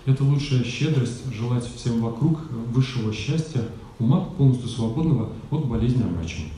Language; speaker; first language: Russian; native; Russian